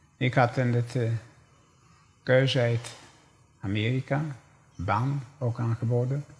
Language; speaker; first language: Dutch; non-native, fluent; Polish